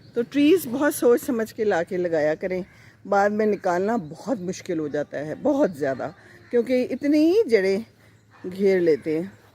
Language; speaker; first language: Urdu; non-native, local second language; Punjabi